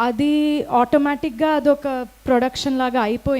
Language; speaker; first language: Telugu; non-native, fluent; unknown